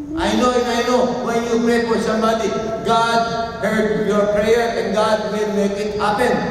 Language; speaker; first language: English; non-native, local second language; Filipino